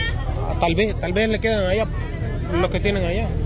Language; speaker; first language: Spanish; native; Spanish